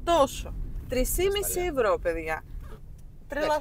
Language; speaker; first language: Greek; non-native, fluent; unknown